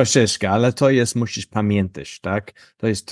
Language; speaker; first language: Polish; non-native, learner; English